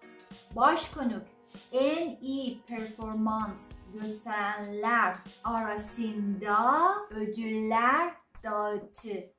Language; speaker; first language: Turkish; non-native, learner; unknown